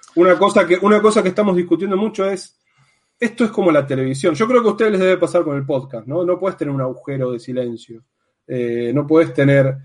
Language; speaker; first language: Spanish; native; Spanish